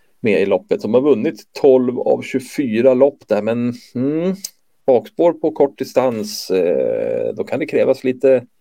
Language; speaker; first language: Swedish; native; Swedish